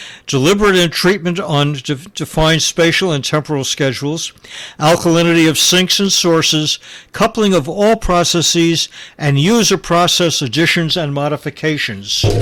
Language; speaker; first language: English; native; English